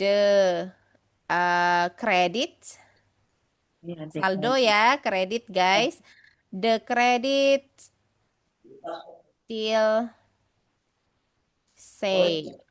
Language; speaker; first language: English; non-native, fluent; Indonesian